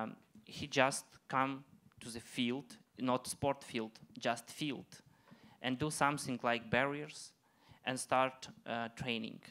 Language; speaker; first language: English; non-native, learner; Ukrainian